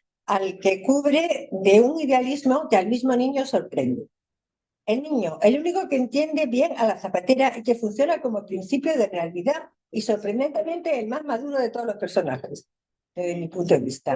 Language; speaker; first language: Spanish; native; Spanish